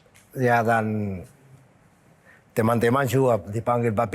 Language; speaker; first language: Indonesian; non-native, fluent; Spanish